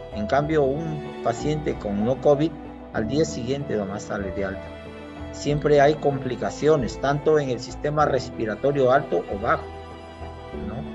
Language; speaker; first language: Spanish; native; Spanish